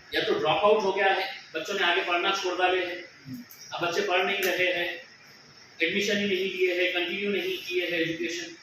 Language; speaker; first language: Hindi; non-native, local second language; Marathi